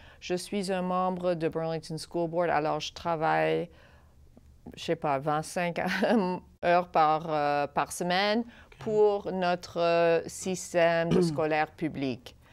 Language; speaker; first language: French; non-native, fluent; English